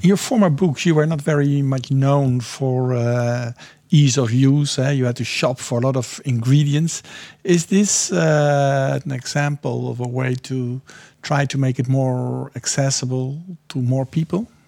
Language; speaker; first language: English; non-native, fluent; Dutch